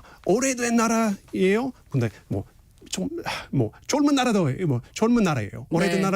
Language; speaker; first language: Korean; non-native, fluent; English